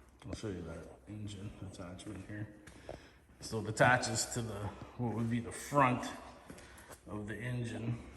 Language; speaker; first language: English; native; English